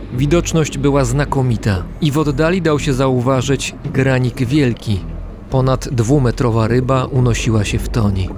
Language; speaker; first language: Polish; native; Polish